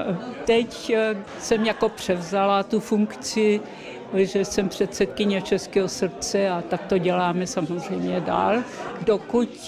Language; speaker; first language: Czech; early bilingual, other home language; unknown